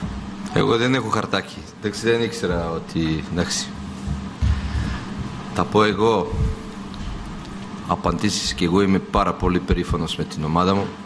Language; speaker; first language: Greek; non-native, fluent; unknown